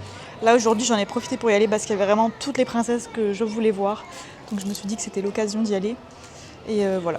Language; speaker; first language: French; native; French